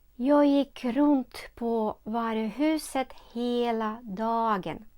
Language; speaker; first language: Swedish; non-native, fluent; Ukrainian